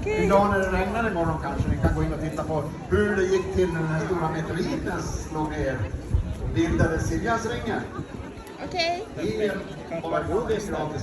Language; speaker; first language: Swedish; native; Swedish